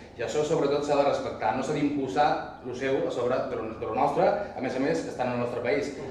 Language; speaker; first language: Catalan; non-native, local second language; Spanish